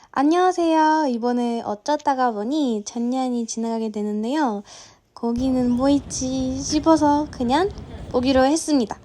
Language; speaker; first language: Korean; non-native, learner; Ukrainian